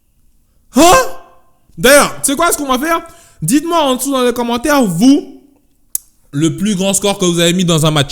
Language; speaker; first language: French; native; French